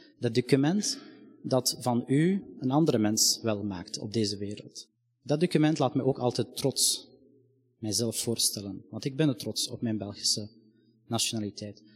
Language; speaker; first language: Dutch; non-native, fluent; Arabic